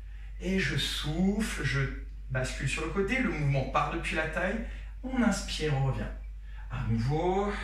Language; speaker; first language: French; native; French